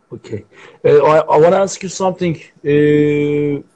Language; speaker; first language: English; non-native, learner; Turkish